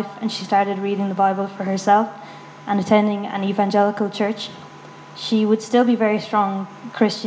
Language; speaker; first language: English; native; English